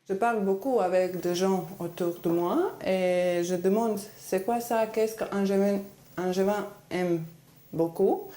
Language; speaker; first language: French; non-native, learner; Serbian